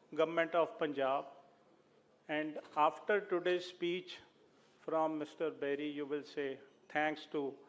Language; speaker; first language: English; non-native, local second language; Punjabi